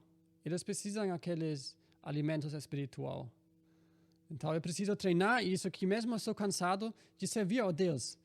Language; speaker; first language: Portuguese; non-native, fluent; German